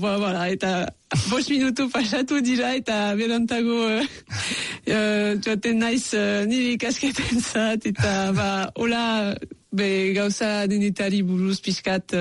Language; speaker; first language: Basque; non-native, local second language; French